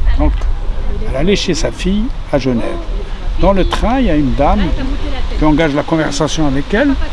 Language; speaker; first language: French; non-native, local second language; Arabic